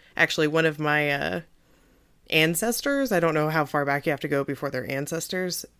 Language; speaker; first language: English; native; English